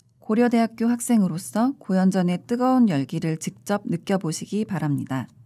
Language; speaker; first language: Korean; native; Korean